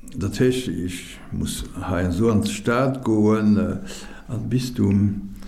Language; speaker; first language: Luxembourgish; non-native, fluent; French